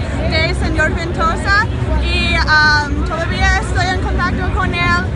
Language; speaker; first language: Spanish; non-native, learner; English